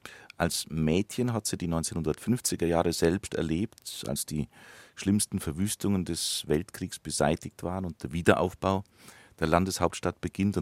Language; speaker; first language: German; native; German